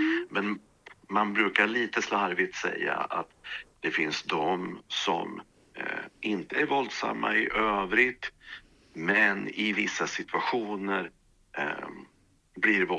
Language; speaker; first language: Swedish; native; Swedish